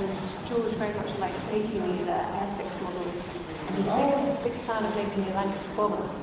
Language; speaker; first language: English; native; English